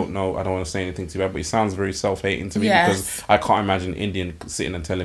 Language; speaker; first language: English; native; English